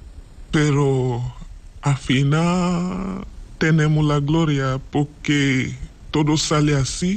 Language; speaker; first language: Spanish; non-native, learner; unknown